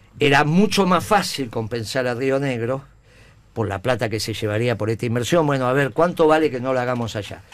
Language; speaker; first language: Spanish; native; Spanish